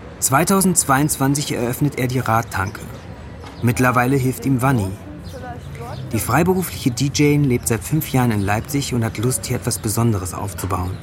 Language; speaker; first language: German; native; German